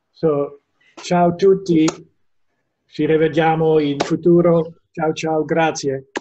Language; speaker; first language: Italian; non-native, learner; Dutch